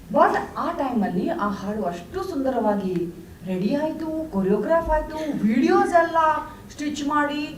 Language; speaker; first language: Kannada; non-native, local second language; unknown